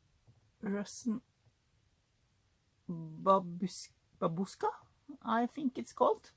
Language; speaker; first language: English; non-native, learner; Norwegian